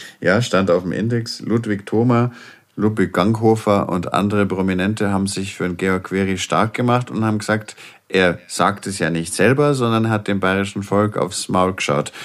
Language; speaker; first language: German; native; German